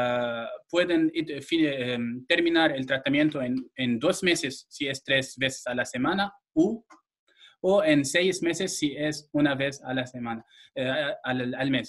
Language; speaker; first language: Spanish; non-native, fluent; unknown